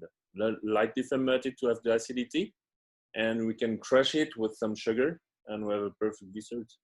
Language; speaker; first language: English; non-native, fluent; French